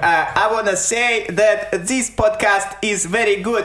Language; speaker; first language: English; non-native, learner; Russian